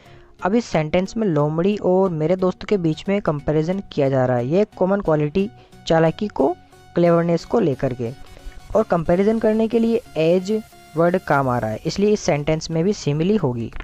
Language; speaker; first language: Hindi; native; Hindi